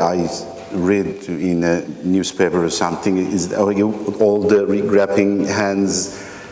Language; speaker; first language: English; non-native, fluent; Turkish